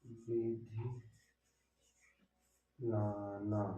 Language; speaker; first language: Hindi; native; Hindi